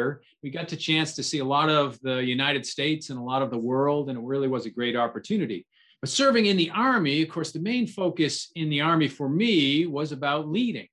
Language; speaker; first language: English; native; English